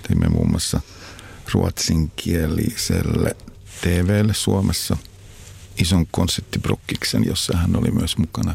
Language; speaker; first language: Finnish; native; Finnish